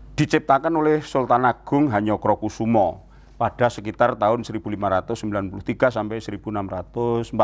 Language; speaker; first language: Indonesian; non-native, local second language; Javanese